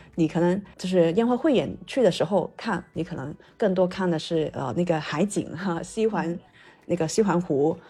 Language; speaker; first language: Chinese; non-native, local second language; Cantonese